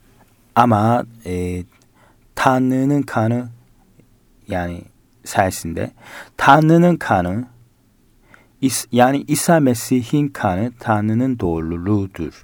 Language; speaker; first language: Turkish; non-native, learner; Korean